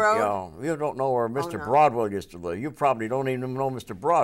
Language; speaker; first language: English; native; English